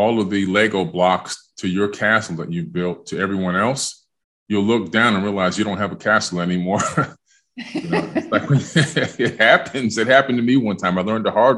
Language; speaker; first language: English; native; English